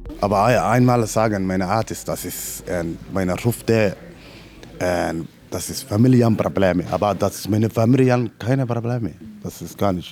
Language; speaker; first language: German; non-native, learner; Somali